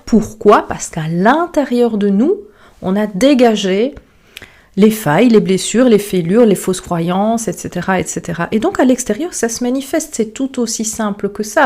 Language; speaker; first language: French; native; French